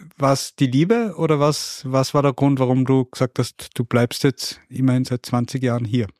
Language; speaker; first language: German; native; German